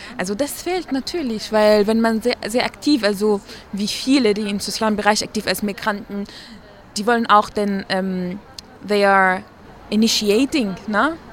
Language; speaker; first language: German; non-native, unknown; Arabic